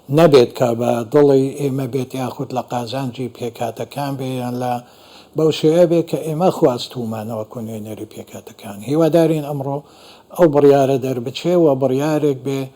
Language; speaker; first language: Central Kurdish; non-native, local second language; Assyrian Neo-Aramaic